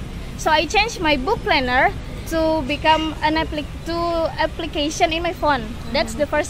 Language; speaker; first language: English; non-native, learner; Indonesian